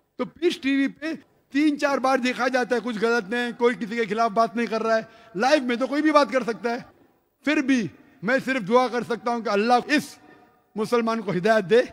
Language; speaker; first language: Hindi; non-native, local second language; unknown